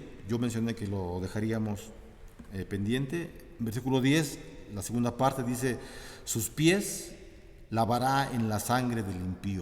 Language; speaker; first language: Spanish; native; Spanish